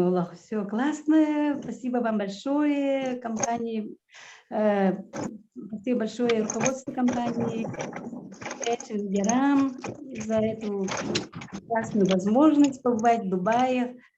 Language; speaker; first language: Russian; non-native, local second language; Yakut